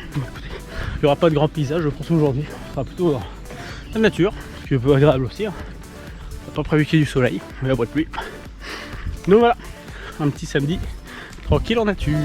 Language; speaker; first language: French; native; French